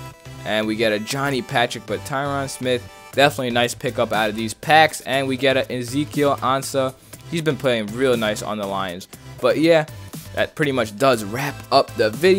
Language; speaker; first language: English; native; English